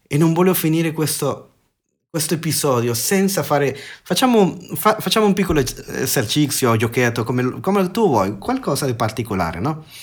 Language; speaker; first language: Italian; non-native, fluent; Spanish